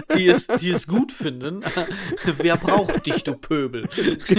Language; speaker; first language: German; native; German